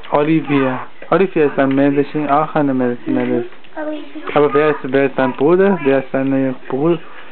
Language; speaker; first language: German; non-native, learner; Chinese